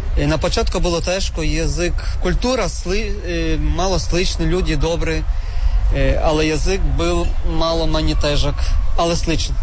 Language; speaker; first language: Serbian; non-native, learner; Ukrainian